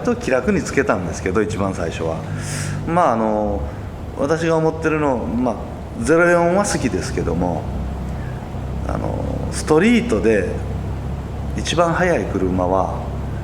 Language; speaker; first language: Japanese; native; Japanese